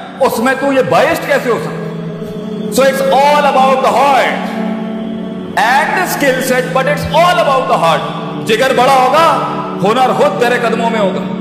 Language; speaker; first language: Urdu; non-native, local second language; Punjabi